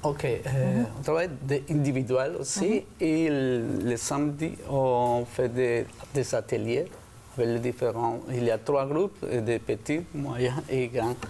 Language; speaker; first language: French; non-native, fluent; Spanish